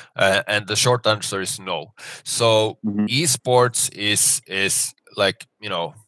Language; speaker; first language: English; non-native, fluent; Finnish